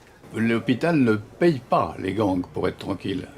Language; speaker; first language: French; native; French